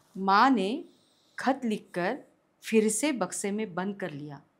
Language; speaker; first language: Hindi; non-native, local second language; Marathi